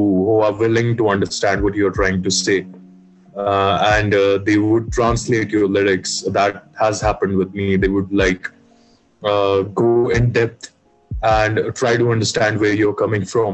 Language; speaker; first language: English; non-native, local second language; Kashmiri